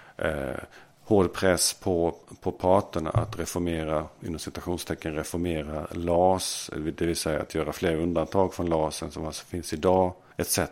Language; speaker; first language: Swedish; native; Swedish